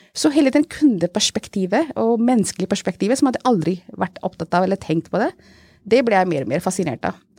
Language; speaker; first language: Norwegian; non-native, fluent; Hindi